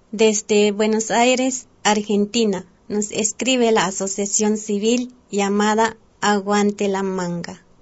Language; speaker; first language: Spanish; non-native, local second language; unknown